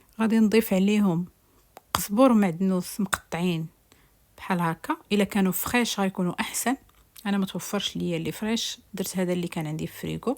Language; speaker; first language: Arabic; native; Arabic